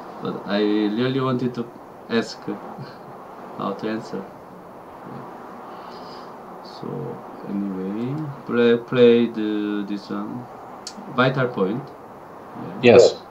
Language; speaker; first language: English; non-native, learner; Korean